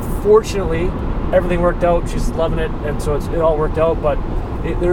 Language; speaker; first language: English; native; English